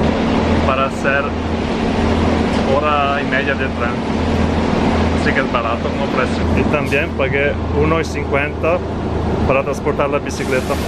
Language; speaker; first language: Spanish; non-native, fluent; Italian